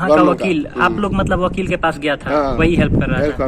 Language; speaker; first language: Hindi; native; Hindi